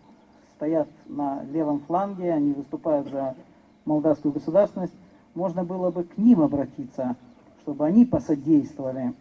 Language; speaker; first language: Russian; native; Russian